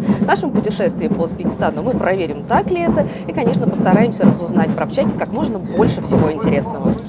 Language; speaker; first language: Russian; native; Russian